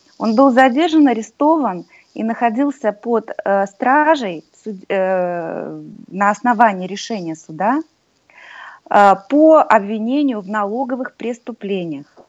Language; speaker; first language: Russian; native; Russian